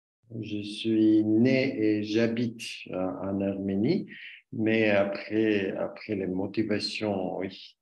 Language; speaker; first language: French; non-native, learner; Armenian